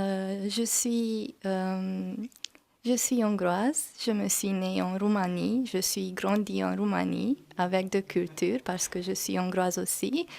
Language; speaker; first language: French; non-native, learner; Hungarian